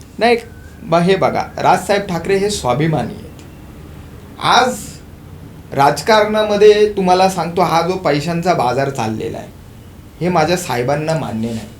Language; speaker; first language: Marathi; native; Marathi